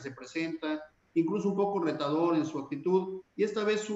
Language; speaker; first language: Spanish; native; Spanish